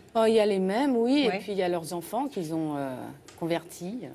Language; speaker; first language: French; native; French